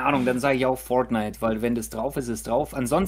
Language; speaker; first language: German; native; German